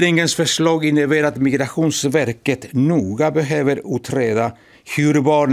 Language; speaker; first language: Swedish; non-native, fluent; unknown